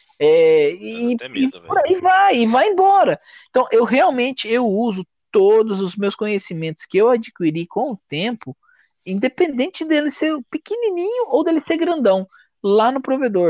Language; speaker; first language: Portuguese; native; Portuguese